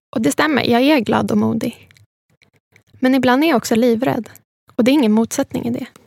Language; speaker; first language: Swedish; early bilingual, other home language; Spanish